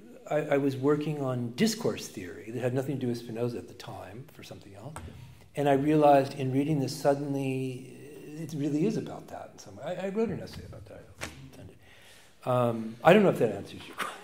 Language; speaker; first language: English; native; English